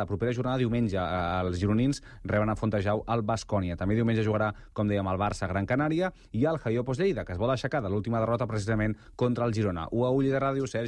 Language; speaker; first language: Catalan; native; Catalan